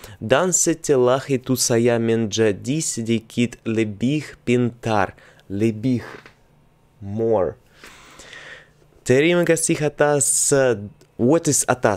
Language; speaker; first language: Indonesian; non-native, learner; Russian